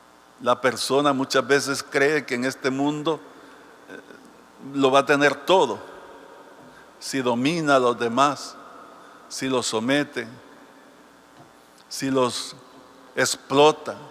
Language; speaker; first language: Spanish; native; Spanish